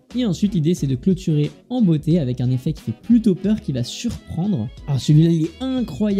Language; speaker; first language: French; native; French